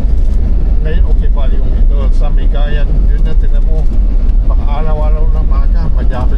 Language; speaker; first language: Filipino; non-native, learner; Chinese